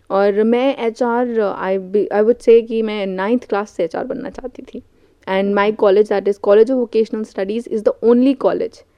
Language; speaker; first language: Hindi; native; Hindi